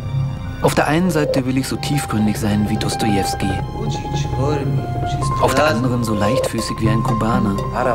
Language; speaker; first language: German; native; German